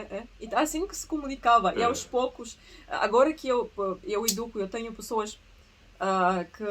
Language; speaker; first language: Portuguese; early bilingual, other home language; Russian